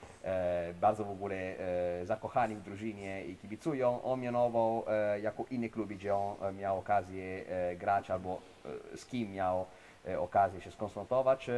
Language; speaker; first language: Polish; non-native, fluent; Italian